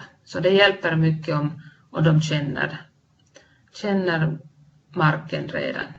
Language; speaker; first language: Swedish; non-native, fluent; Finnish